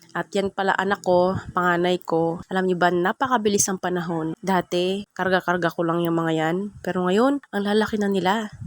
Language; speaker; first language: Filipino; non-native, local second language; Cebuano